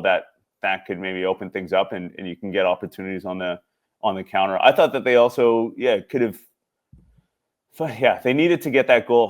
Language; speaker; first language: English; native; English